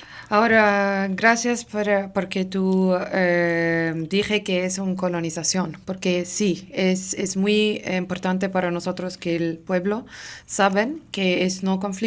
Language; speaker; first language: Spanish; non-native, learner; Arabic